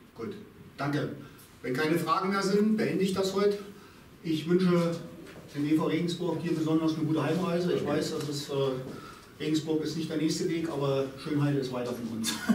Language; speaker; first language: German; native; German